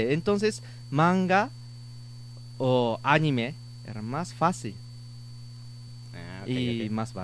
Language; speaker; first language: Spanish; non-native, learner; Japanese